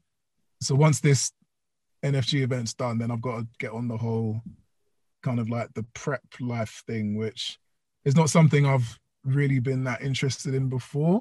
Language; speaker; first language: English; native; English